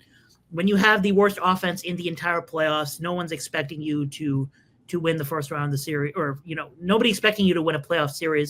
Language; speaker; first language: English; native; English